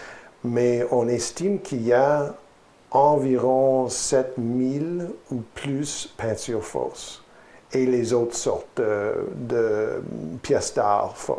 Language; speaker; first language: French; non-native, learner; English